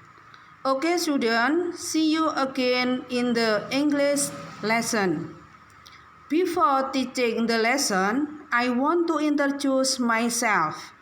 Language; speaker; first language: English; non-native, learner; Indonesian